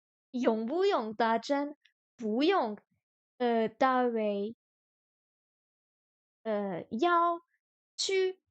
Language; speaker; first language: Chinese; non-native, learner; French